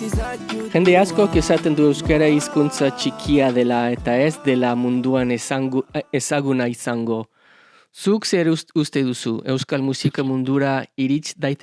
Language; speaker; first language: Basque; non-native, learner; English